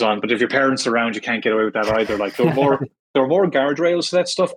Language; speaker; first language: English; native; English